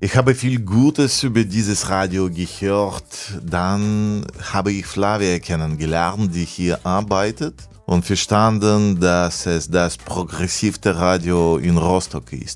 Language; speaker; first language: German; non-native, fluent; Russian